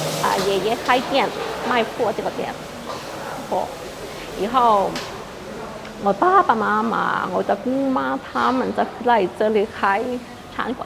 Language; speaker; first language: Chinese; early bilingual, heritage; Chinese